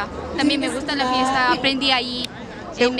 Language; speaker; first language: Spanish; non-native, learner; Korean